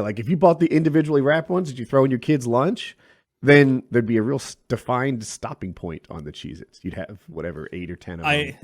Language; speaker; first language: English; native; English